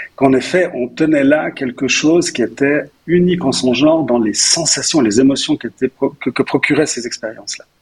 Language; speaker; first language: French; native; French